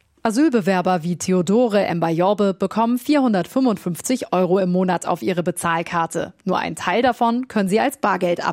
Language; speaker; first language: German; native; German